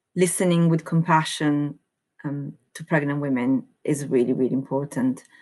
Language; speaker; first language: English; non-native, fluent; Italian